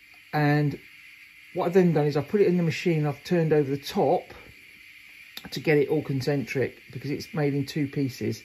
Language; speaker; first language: English; native; English